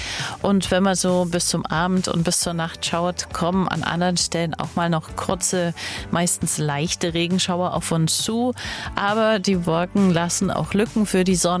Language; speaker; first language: German; native; German